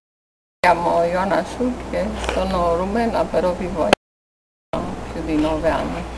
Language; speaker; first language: Italian; non-native, fluent; Romanian